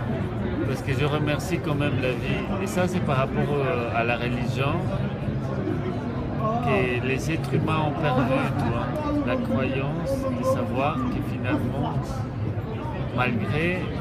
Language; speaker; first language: French; non-native, fluent; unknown